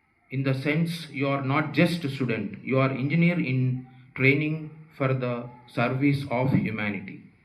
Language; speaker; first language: English; non-native, local second language; Telugu